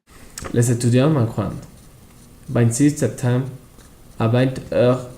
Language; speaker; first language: French; non-native, learner; Spanish